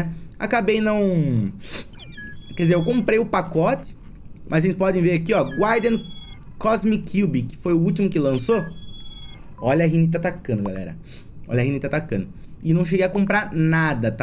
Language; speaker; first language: Portuguese; native; Portuguese